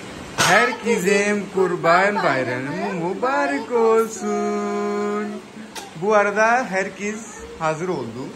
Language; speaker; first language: Turkish; non-native, learner; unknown